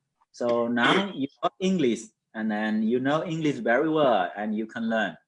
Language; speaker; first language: English; non-native, fluent; Mon